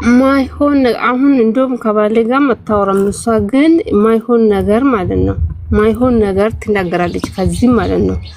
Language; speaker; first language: Amharic; non-native, local second language; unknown